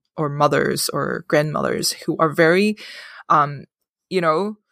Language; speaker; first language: English; non-native, local second language; Cantonese